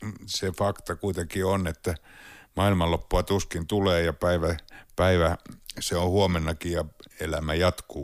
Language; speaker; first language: Finnish; native; Finnish